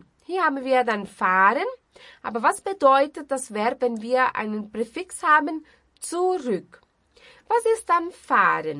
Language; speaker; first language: German; non-native, fluent; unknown